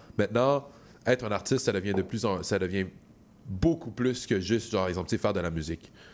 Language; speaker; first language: French; native; French